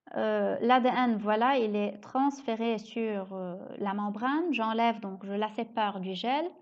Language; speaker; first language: French; native; French